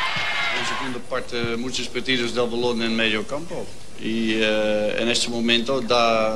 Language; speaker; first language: Spanish; non-native, learner; Dutch